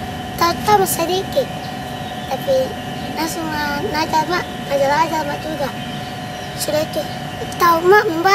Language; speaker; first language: Indonesian; non-native, local second language; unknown